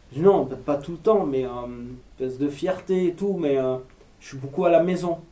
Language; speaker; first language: French; native; French